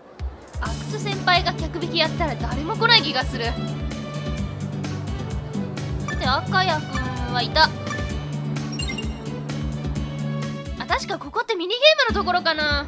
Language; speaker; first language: Japanese; native; Japanese